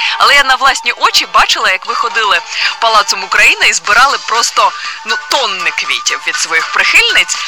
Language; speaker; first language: Ukrainian; native; Ukrainian